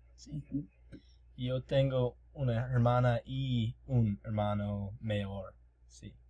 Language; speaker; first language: Spanish; non-native, learner; English